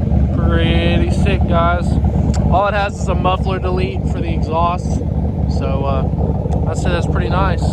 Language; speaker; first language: English; native; English